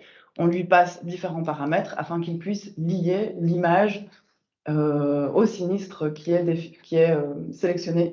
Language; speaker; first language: French; native; French